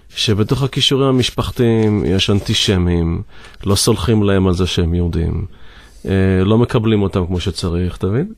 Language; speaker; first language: Hebrew; native; Hebrew